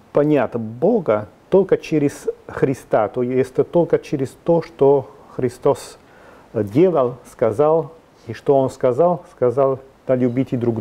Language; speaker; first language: Russian; non-native, fluent; Italian